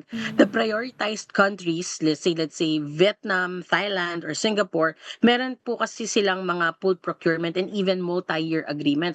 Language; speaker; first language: Filipino; native; Filipino